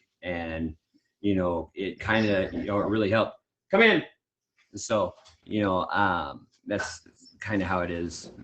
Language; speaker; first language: English; native; English